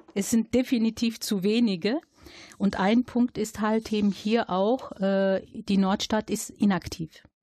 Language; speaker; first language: German; native; German